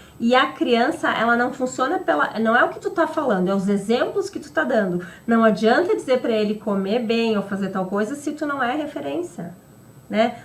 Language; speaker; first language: Portuguese; native; Portuguese